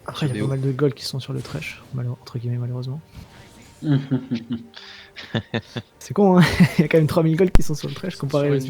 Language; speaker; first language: French; native; French